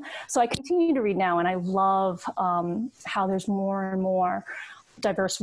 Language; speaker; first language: English; early bilingual, other home language; Cantonese